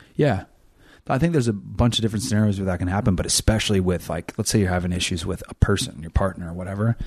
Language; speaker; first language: English; native; English